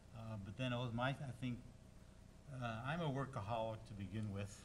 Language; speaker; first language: English; native; English